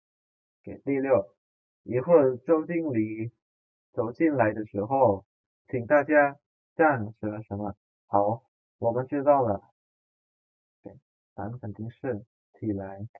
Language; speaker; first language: Chinese; non-native, fluent; Indonesian